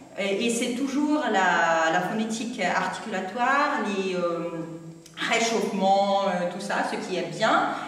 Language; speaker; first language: French; non-native, fluent; Russian